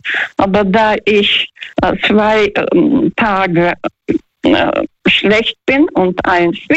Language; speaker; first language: German; non-native, learner; Russian